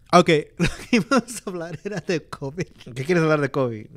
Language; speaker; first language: Spanish; early bilingual, heritage; Spanish